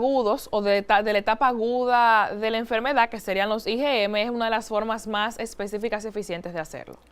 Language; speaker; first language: Spanish; native; Spanish